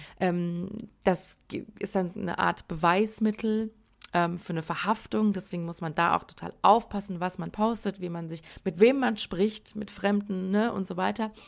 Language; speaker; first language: German; early bilingual, other home language; Persian